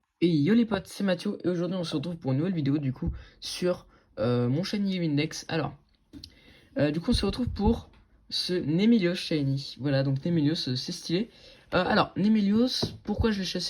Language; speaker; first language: French; native; French